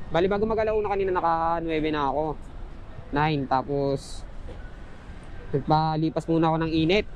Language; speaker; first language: Filipino; native; Filipino